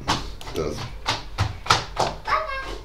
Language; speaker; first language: Polish; early bilingual, heritage; Polish